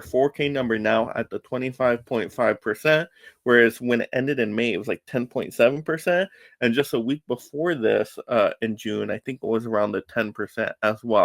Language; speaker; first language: English; native; English